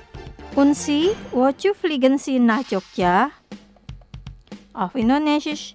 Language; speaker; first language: German; non-native, fluent; Indonesian